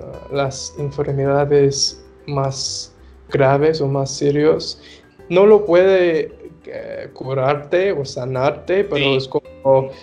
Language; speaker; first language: Spanish; non-native, learner; English